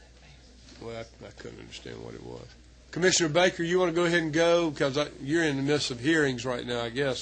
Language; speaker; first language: English; native; English